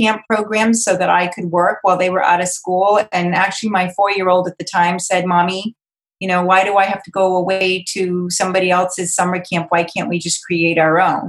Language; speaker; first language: English; native; English